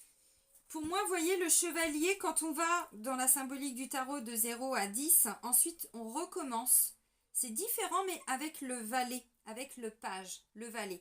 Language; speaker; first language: French; native; French